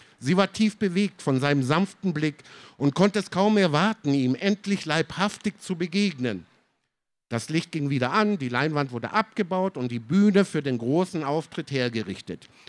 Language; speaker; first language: German; early bilingual, other home language; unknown